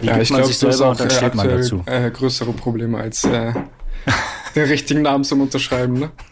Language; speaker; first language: German; native; German